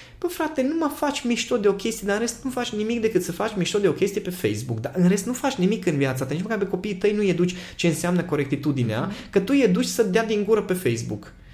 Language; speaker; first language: Romanian; non-native, local second language; Hungarian